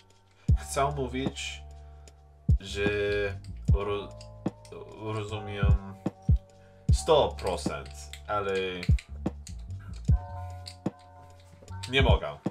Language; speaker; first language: Polish; non-native, learner; English